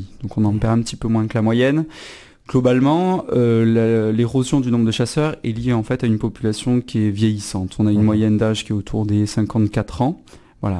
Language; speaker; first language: French; native; French